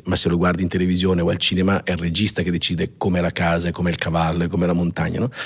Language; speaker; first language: Italian; native; Italian